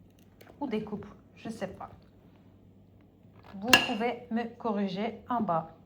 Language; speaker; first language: French; non-native, learner; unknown